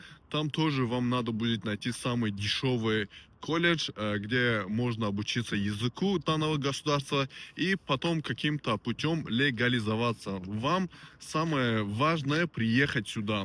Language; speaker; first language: Russian; non-native, local second language; Tajik